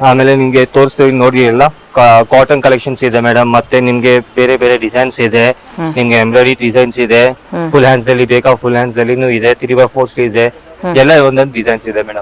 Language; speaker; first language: Kannada; non-native, local second language; Telugu